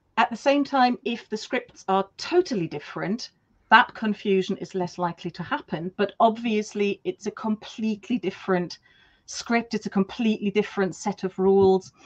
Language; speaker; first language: English; non-native, fluent; German